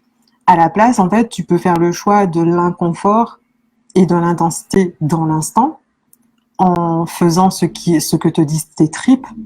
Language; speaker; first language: French; native; French